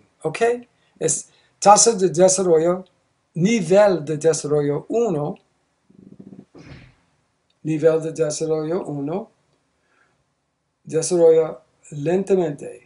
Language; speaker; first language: Spanish; non-native, learner; English